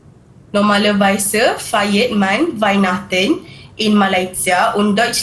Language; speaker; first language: German; non-native, learner; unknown